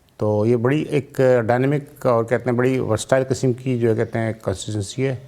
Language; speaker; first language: Urdu; native; Urdu